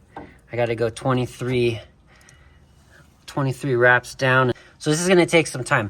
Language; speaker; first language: English; native; English